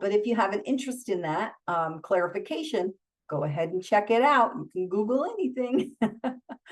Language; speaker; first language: English; native; English